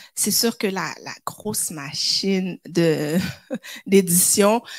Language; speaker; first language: French; native; French